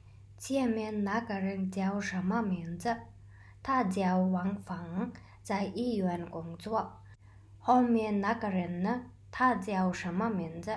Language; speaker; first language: Chinese; non-native, learner; Mongolian